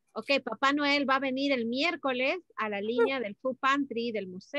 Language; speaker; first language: Spanish; native; Spanish